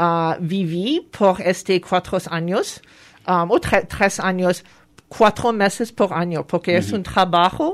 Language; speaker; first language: Spanish; non-native, fluent; French